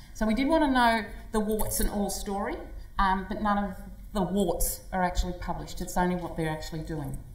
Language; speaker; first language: English; native; English